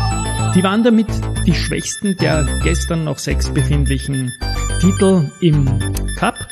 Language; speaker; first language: German; native; German